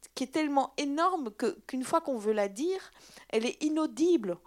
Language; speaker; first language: French; native; French